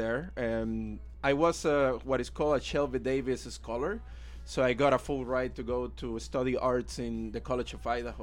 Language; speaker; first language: English; non-native, fluent; Spanish